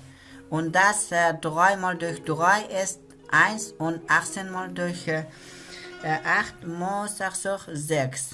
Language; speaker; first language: German; non-native, learner; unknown